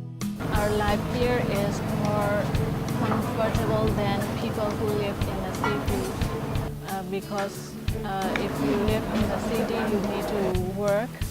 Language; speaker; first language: English; non-native, learner; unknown